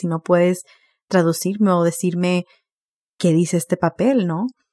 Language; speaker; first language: Spanish; early bilingual, heritage; Spanish